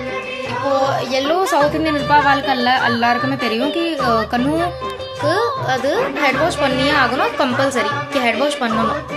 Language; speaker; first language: Tamil; early bilingual, heritage; Tamil